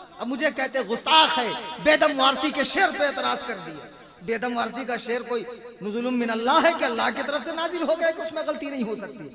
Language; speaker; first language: Urdu; native; Urdu